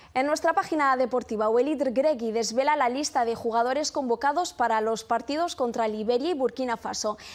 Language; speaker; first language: Spanish; non-native, fluent; Arabic